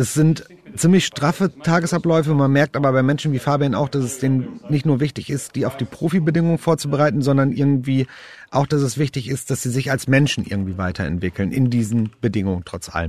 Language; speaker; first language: German; native; German